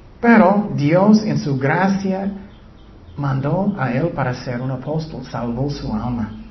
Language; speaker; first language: Spanish; non-native, learner; English